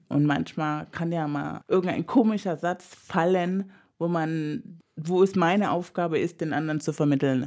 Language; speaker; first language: German; non-native, fluent; Spanish